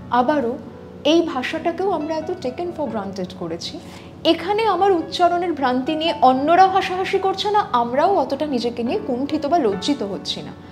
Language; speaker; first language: Bangla; native; Bangla